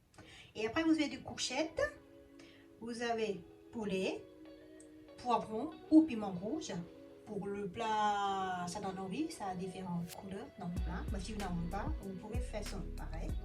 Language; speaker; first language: French; non-native, learner; Thai